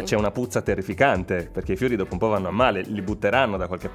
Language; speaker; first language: Italian; native; Italian